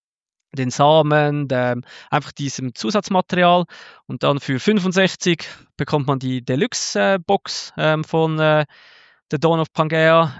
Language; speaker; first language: German; native; German